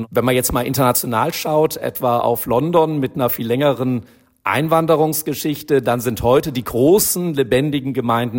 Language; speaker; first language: German; native; German